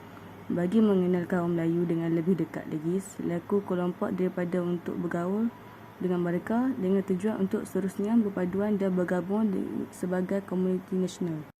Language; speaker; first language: Malay; native; Malay